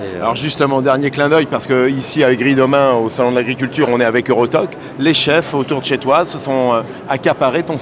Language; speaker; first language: French; native; French